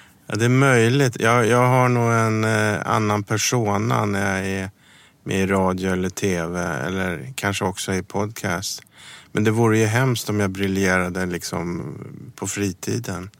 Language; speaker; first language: Swedish; early bilingual, other home language; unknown